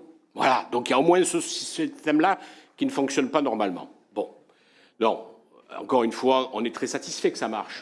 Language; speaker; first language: French; native; French